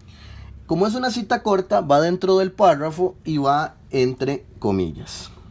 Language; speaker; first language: Spanish; native; Spanish